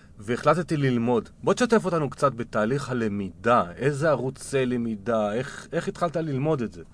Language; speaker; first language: Hebrew; native; Hebrew